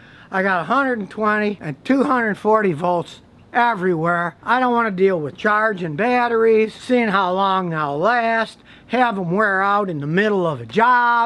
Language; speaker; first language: English; native; English